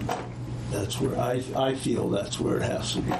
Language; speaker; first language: English; native; English